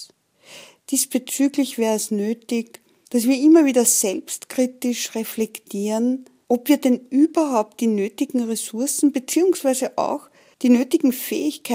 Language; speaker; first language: German; native; German